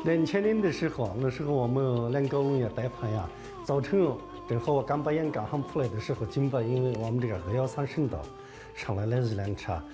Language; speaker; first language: Chinese; native; Chinese